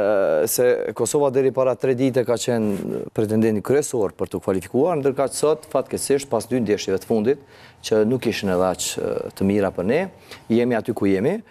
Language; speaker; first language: Albanian; native; Albanian